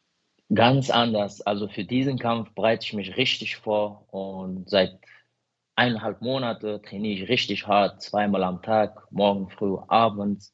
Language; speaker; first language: German; non-native, fluent; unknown